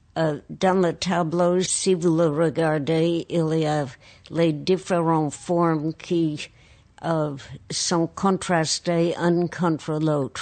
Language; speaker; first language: French; non-native, fluent; English